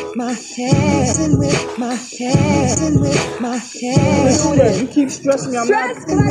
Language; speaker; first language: English; native; English